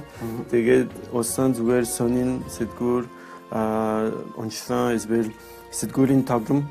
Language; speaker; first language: Mongolian; non-native, learner; French